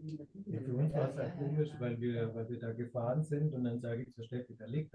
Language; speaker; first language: German; native; German